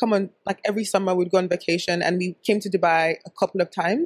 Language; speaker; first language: English; non-native, local second language; Yoruba